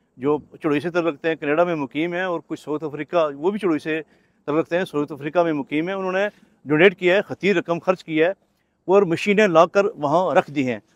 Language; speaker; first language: Urdu; non-native, local second language; Pahari-Potwari